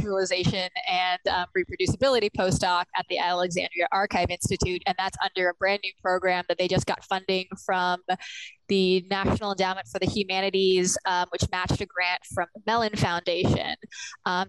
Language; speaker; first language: English; native; English